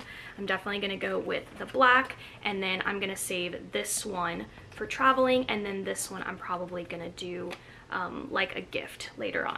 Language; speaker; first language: English; native; English